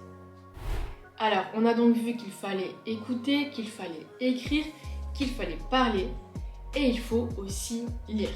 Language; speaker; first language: French; native; French